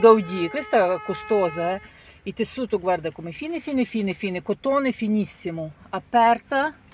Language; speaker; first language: Italian; non-native, learner; Russian